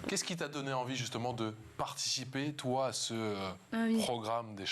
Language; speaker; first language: French; native; French